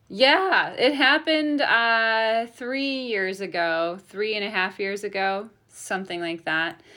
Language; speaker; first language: English; native; English